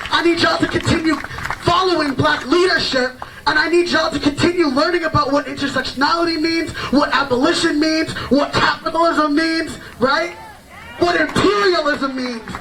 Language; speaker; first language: English; early bilingual, other home language; Yoruba